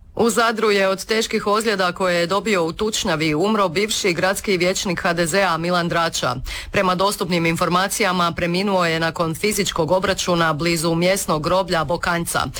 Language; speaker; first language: Croatian; native; Croatian